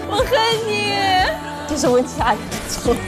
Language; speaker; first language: Chinese; native; Chinese